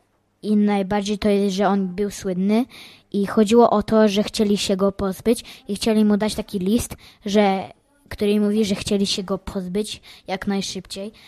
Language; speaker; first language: Polish; early bilingual, heritage; English